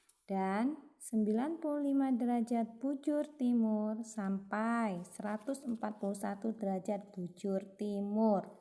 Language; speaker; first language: Indonesian; native; Indonesian